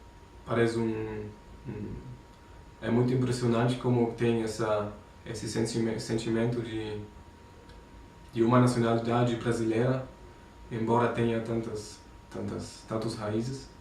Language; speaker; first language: Portuguese; non-native, fluent; German